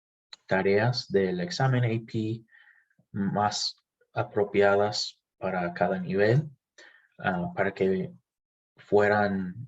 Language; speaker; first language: Spanish; non-native, fluent; English